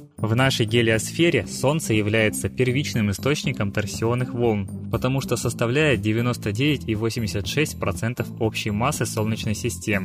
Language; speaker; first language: Russian; native; Russian